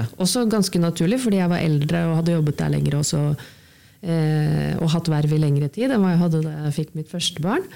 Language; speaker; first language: Norwegian; native; Norwegian